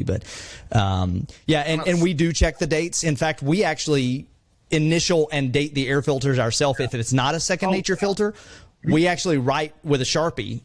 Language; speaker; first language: English; native; English